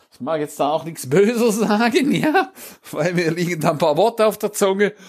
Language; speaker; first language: German; native; German